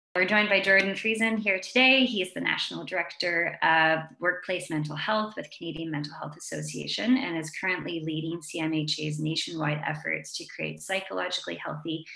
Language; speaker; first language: English; native; English